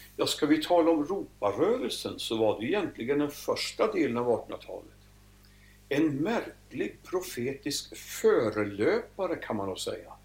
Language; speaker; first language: Swedish; native; Swedish